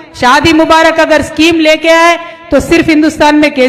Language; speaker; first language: Hindi; non-native, local second language; Telugu